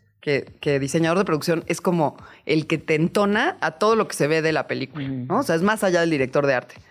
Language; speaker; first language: Spanish; native; Spanish